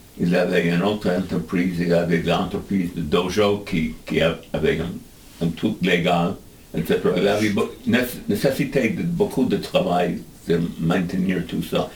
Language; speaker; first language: French; non-native, fluent; English